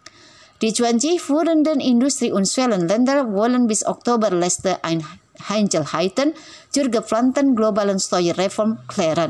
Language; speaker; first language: German; non-native, fluent; Indonesian